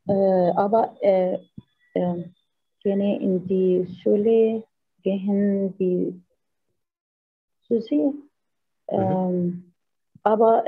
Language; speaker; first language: German; non-native, learner; Arabic